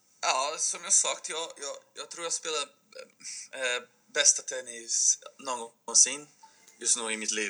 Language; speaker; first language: Swedish; non-native, fluent; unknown